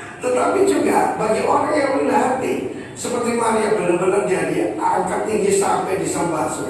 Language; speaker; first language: Indonesian; native; Indonesian